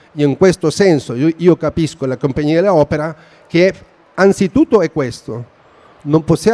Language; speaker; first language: Italian; non-native, fluent; Spanish